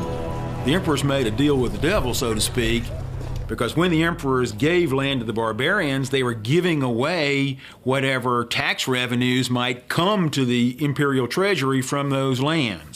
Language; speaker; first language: English; native; English